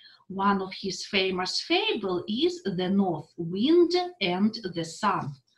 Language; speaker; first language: English; non-native, fluent; Russian